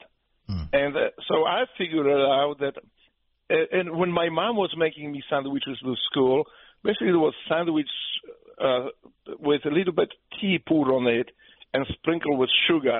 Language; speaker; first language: English; non-native, fluent; Polish